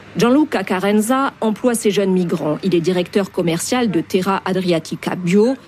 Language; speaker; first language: French; native; French